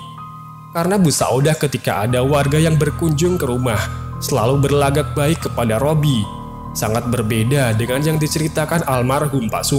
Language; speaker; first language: Indonesian; native; Indonesian